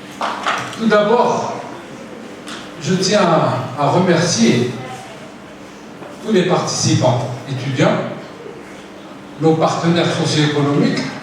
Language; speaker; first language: French; non-native, local second language; Arabic